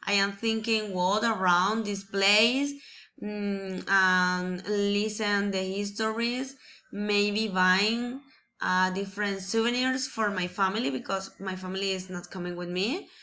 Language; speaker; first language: English; non-native, learner; Spanish